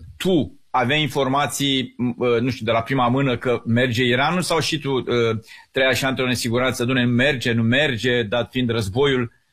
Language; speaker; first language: Romanian; native; Romanian